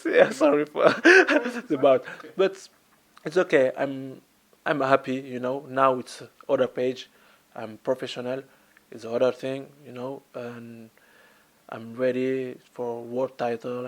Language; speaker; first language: English; non-native, learner; French